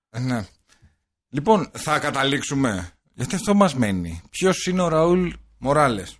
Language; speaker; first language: Greek; native; Greek